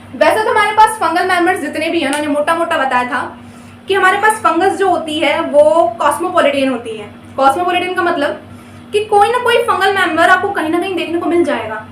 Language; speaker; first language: Hindi; native; Hindi